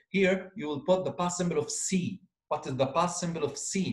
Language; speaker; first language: English; non-native, fluent; Arabic